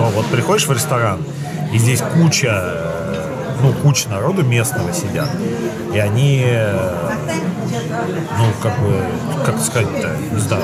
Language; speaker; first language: Russian; native; Russian